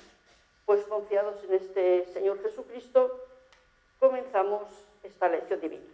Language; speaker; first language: Spanish; native; Spanish